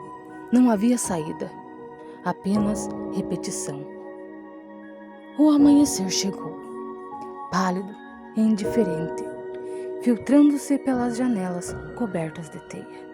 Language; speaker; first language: Portuguese; native; Portuguese